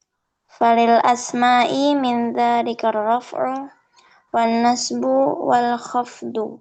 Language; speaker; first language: Arabic; non-native, learner; Indonesian